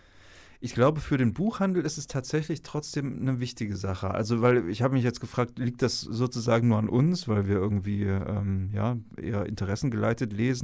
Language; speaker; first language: German; native; German